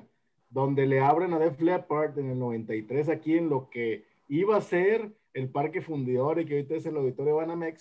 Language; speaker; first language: Spanish; native; Spanish